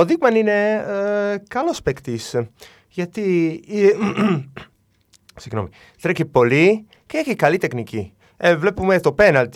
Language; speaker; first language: Greek; non-native, learner; Italian